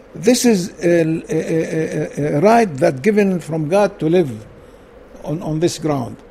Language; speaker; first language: English; non-native, learner; Arabic